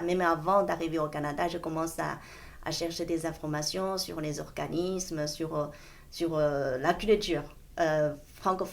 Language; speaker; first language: French; non-native, fluent; Chinese